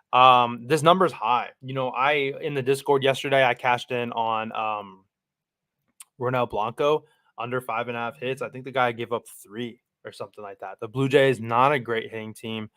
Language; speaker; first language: English; native; English